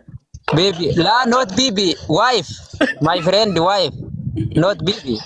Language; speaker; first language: English; non-native, learner; Oromo